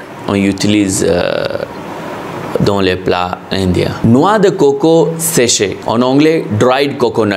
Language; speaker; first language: French; non-native, fluent; Hindi